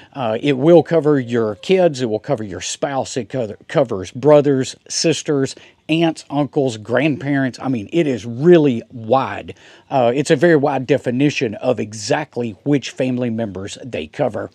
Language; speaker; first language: English; native; English